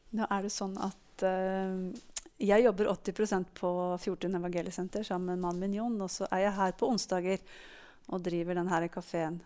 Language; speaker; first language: Norwegian; native; Norwegian